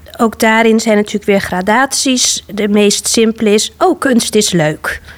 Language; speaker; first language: Dutch; native; Dutch